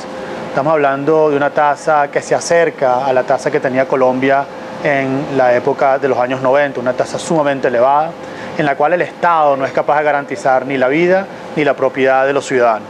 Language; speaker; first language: Spanish; native; Spanish